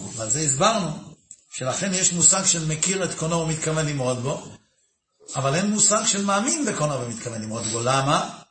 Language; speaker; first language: Hebrew; native; Hebrew